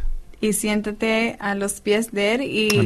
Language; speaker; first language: Spanish; non-native, fluent; English